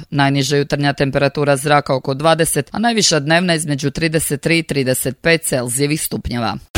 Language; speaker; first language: Croatian; native; Croatian